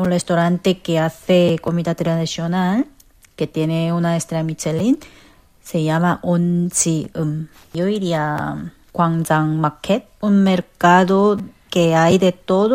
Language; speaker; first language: Spanish; non-native, fluent; Korean